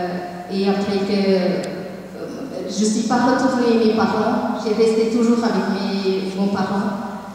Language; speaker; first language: French; non-native, learner; Tamil